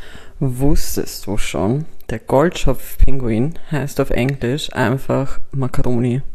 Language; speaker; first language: German; native; German